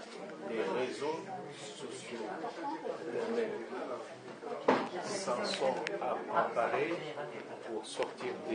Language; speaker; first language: French; non-native, local second language; Comorian